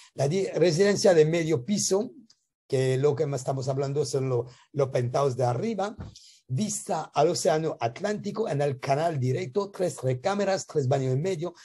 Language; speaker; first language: Spanish; non-native, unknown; French